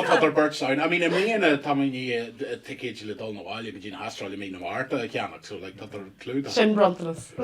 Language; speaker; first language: Irish; non-native, local second language; English